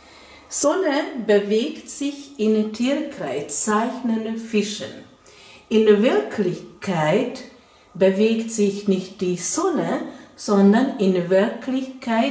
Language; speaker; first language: German; non-native, fluent; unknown